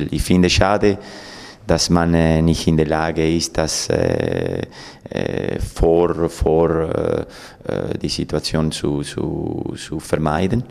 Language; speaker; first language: German; non-native, fluent; Spanish